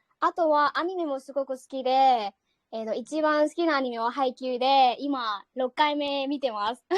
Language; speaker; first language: Japanese; non-native, learner; Burmese